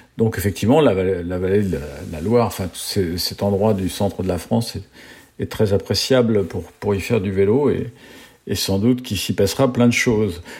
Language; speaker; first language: French; native; French